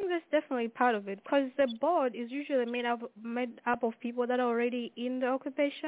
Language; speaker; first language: English; non-native, local second language; Nyanja